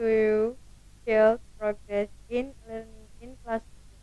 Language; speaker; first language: English; non-native, learner; Indonesian